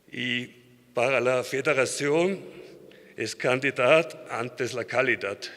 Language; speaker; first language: Spanish; non-native, learner; German